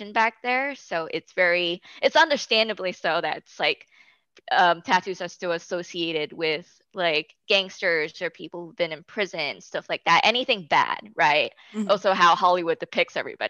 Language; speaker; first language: English; native; English